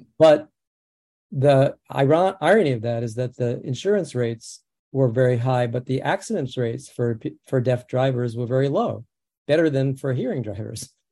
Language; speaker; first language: English; early bilingual, other home language; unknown